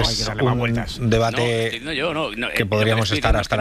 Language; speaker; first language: Spanish; native; Spanish